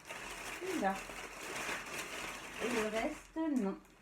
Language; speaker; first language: French; native; French